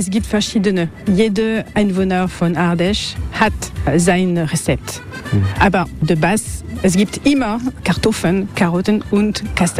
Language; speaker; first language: German; non-native, learner; French